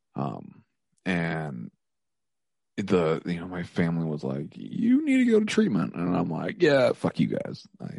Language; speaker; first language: English; native; English